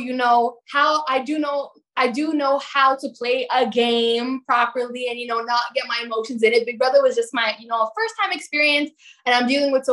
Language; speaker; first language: English; native; English